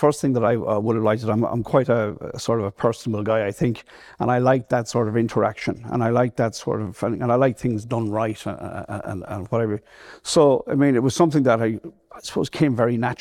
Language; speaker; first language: English; native; English